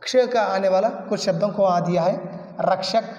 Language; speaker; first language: Hindi; non-native, local second language; Kannada